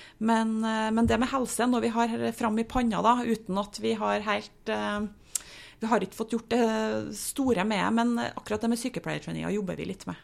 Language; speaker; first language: Norwegian; native; Norwegian